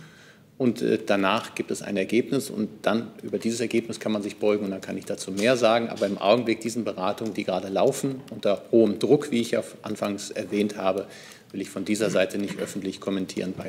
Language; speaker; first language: German; native; German